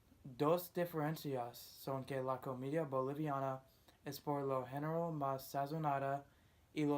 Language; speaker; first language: Spanish; non-native, learner; English